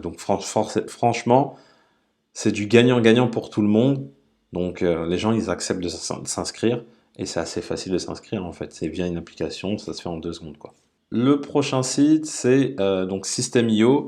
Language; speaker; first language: French; native; French